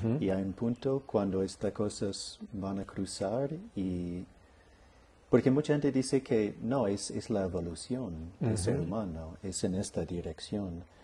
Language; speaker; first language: Spanish; non-native, learner; English